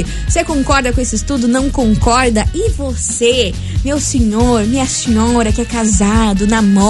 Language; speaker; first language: Portuguese; native; Portuguese